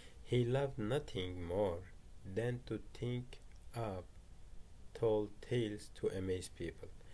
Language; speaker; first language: English; non-native, fluent; Turkish